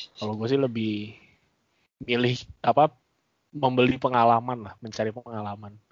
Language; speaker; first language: Indonesian; native; Indonesian